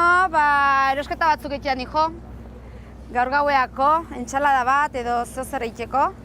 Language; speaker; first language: Basque; non-native, local second language; Spanish